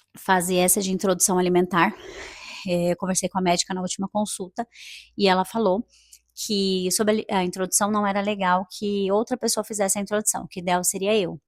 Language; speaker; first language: Portuguese; native; Portuguese